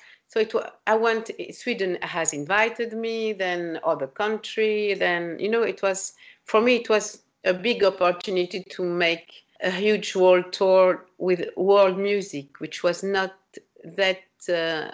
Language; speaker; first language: English; non-native, fluent; French